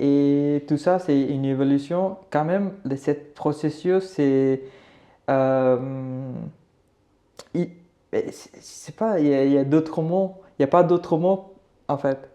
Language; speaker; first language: French; non-native, learner; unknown